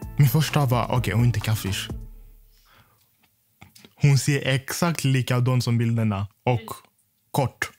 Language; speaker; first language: Swedish; non-native, fluent; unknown